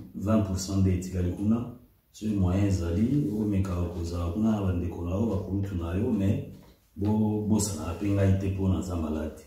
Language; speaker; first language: Lingala; native; Lingala